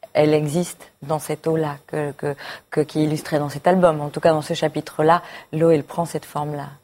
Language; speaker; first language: French; early bilingual, other home language; Hebrew